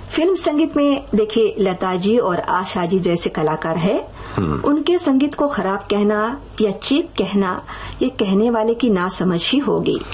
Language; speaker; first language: Hindi; non-native, local second language; Marathi